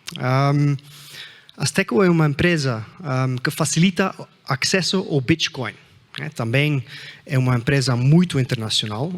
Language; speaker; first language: Portuguese; non-native, fluent; Dutch